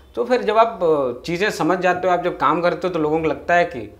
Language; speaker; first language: Hindi; native; Hindi